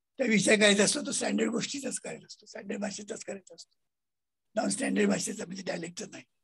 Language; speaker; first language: Marathi; native; Marathi